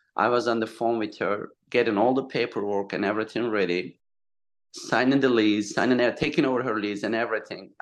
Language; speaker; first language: English; non-native, fluent; Turkish